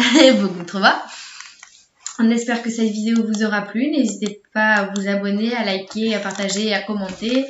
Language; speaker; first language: French; native; French